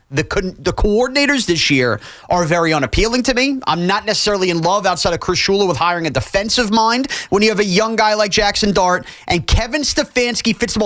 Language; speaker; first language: English; native; English